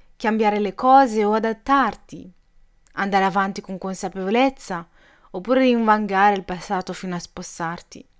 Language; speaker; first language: Italian; native; Italian